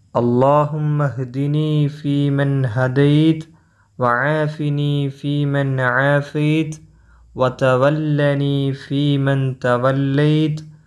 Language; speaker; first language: Arabic; non-native, fluent; Malayalam